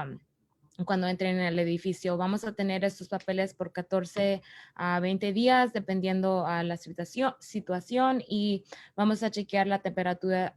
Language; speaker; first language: Spanish; early bilingual, other home language; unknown